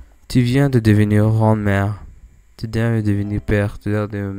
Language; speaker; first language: French; non-native, learner; English